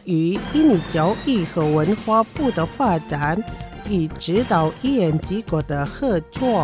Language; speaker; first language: Chinese; non-native, fluent; Indonesian